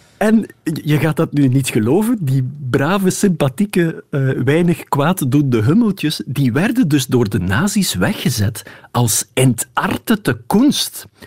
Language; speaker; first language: Dutch; native; Dutch